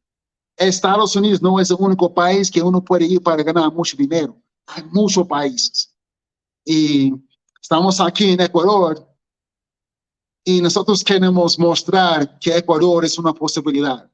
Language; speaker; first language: Spanish; non-native, learner; English